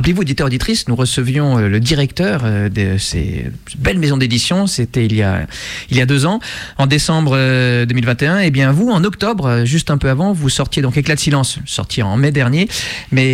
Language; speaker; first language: French; native; French